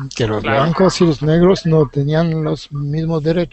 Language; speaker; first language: Spanish; non-native, learner; French